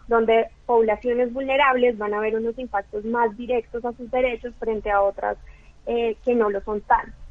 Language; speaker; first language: Spanish; native; Spanish